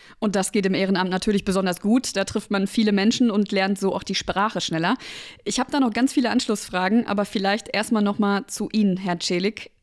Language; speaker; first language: German; native; German